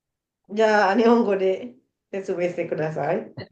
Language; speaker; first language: Japanese; non-native, fluent; Indonesian